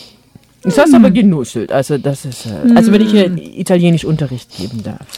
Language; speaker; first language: German; native; German